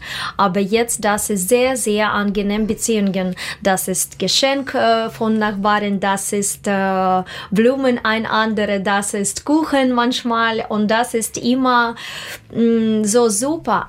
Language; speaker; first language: German; non-native, learner; Russian